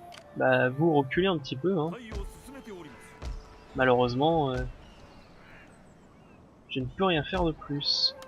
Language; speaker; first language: French; native; French